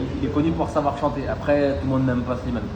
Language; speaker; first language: French; native; French